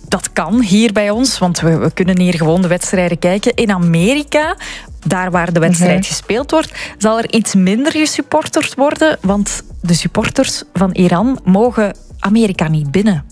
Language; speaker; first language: Dutch; native; Dutch